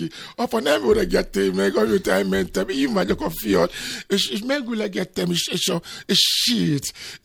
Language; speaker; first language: Hungarian; non-native, fluent; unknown